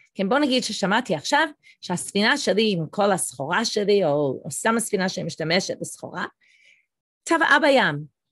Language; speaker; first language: Hebrew; non-native, fluent; English